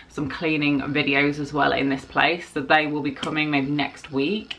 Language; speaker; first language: English; native; English